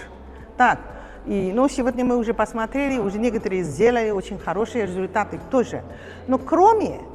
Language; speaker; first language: Russian; non-native, fluent; Chinese